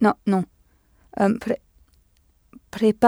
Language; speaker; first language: Italian; non-native, learner; French